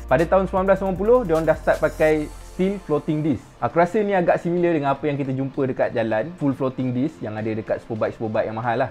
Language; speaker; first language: Malay; native; Malay